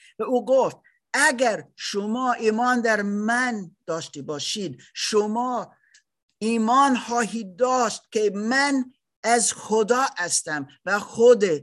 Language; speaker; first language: Persian; non-native, learner; German